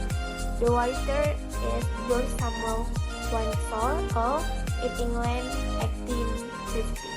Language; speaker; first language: English; non-native, learner; Indonesian